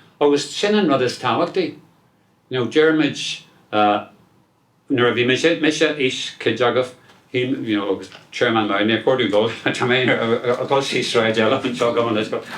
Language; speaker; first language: Irish; non-native, local second language; English